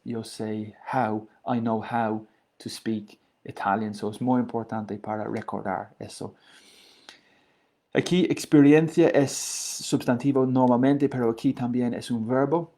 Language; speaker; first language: Spanish; non-native, learner; English